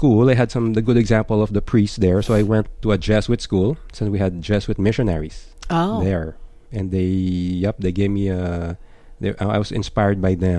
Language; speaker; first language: English; non-native, local second language; Filipino